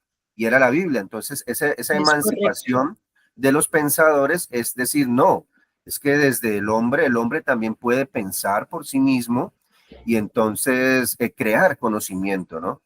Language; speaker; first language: Spanish; native; Spanish